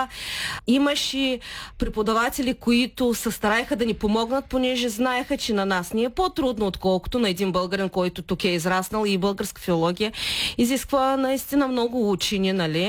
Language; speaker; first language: Bulgarian; early bilingual, heritage; Bulgarian